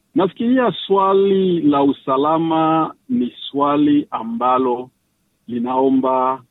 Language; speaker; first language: Swahili; native; Swahili